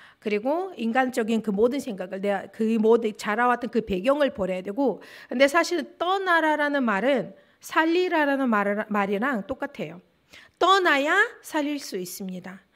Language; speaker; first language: Korean; non-native, fluent; Russian